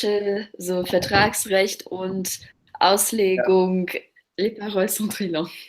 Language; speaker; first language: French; non-native, learner; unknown